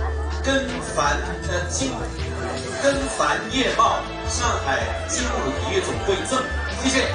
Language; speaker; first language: Chinese; native; Chinese